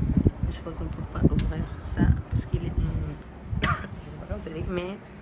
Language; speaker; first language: French; non-native, learner; Spanish